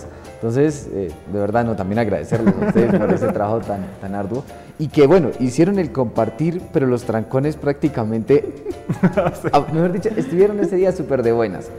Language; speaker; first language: Spanish; native; Spanish